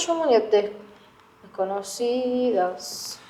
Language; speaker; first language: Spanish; non-native, fluent; Russian